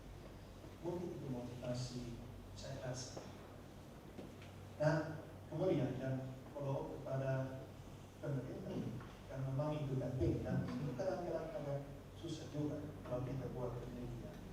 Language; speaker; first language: Indonesian; non-native, fluent; Dutch